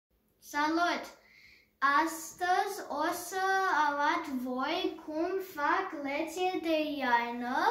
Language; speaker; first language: Romanian; early bilingual, heritage; Romanian